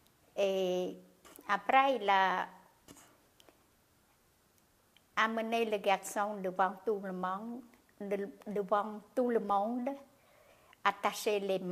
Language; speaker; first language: French; non-native, learner; Khmer